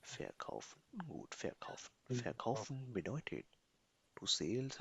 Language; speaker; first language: German; non-native, fluent; Urdu